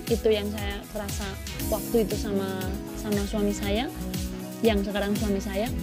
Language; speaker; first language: Indonesian; non-native, fluent; Spanish